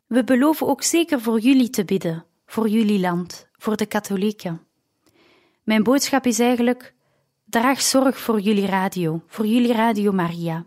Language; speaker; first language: Dutch; native; Dutch